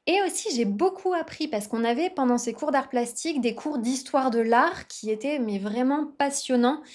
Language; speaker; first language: French; native; French